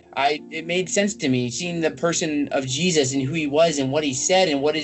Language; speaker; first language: English; native; English